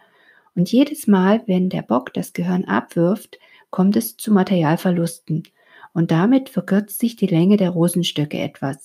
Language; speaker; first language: German; native; German